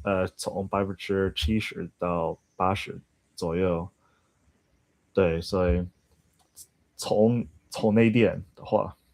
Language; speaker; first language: Chinese; non-native, learner; English